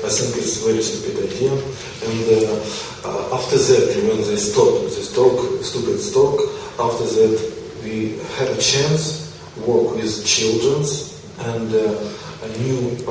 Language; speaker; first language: English; non-native, learner; Russian